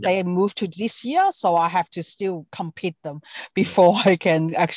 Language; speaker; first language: English; non-native, local second language; Cantonese